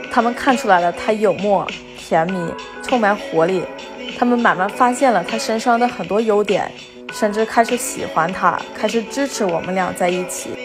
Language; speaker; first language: Chinese; non-native, fluent; English